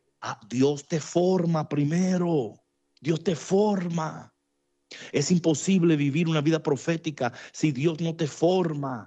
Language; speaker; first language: Spanish; native; Spanish